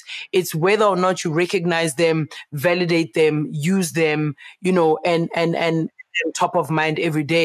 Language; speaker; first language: English; non-native, local second language; Zulu